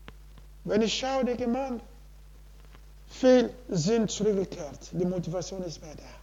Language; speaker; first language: German; non-native, learner; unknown